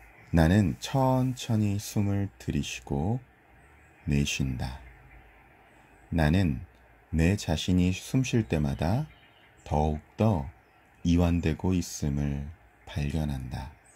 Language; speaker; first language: Korean; native; Korean